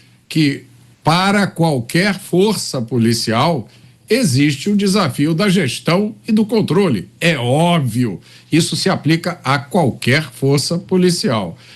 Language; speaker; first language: Portuguese; native; Portuguese